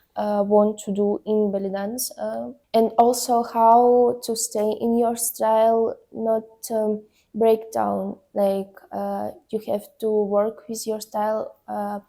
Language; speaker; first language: English; non-native, learner; Ukrainian